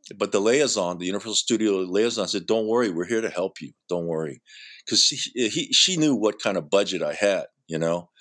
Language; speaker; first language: English; native; English